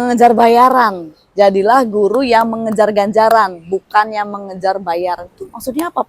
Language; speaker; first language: Indonesian; native; Indonesian